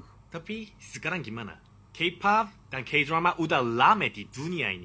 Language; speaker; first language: Indonesian; non-native, fluent; Korean